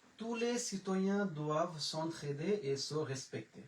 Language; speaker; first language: French; non-native, fluent; Bangla